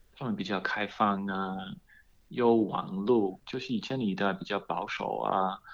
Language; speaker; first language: Chinese; non-native, fluent; English